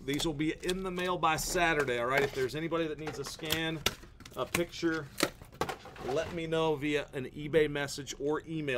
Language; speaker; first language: English; native; English